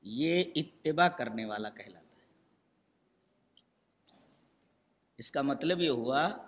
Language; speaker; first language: Urdu; native; Urdu